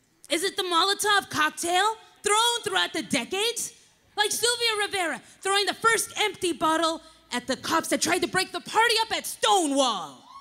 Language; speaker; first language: English; native; English